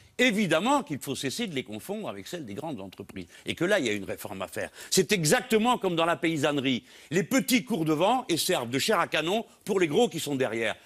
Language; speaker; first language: French; native; French